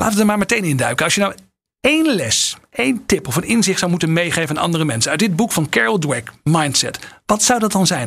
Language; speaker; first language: Dutch; native; Dutch